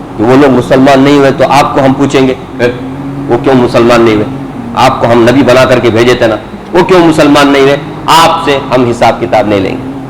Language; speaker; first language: Urdu; native; Urdu